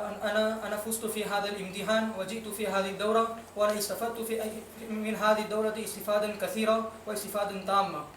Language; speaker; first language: Arabic; non-native, learner; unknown